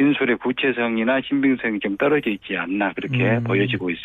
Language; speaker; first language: Korean; native; Korean